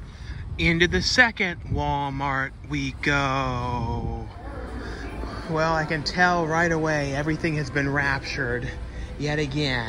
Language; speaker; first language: English; native; English